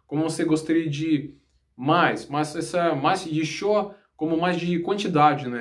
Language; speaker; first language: Portuguese; non-native, learner; Russian